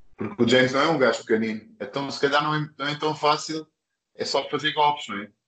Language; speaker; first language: Portuguese; early bilingual, other home language; English